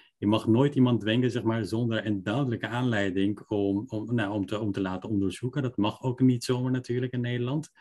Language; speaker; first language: Dutch; early bilingual, other home language; Persian